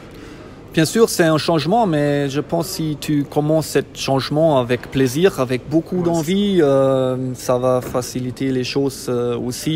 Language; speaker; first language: French; non-native, fluent; German